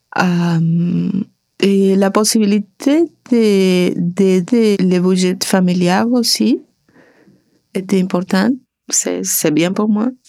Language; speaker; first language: French; non-native, learner; Spanish